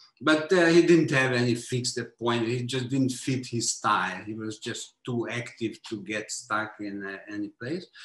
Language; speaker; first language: English; non-native, fluent; Hungarian